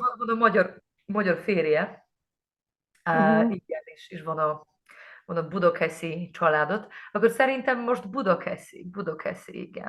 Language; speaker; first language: Hungarian; non-native, learner; Polish